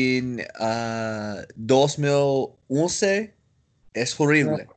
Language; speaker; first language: Spanish; non-native, learner; English